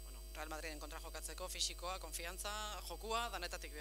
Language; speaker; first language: Basque; native; Basque